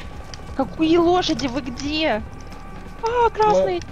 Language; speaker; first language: Russian; native; Russian